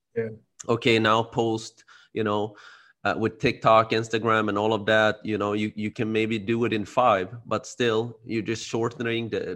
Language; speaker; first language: English; early bilingual, other home language; Khmer